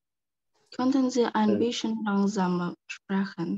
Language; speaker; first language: German; non-native, learner; Vietnamese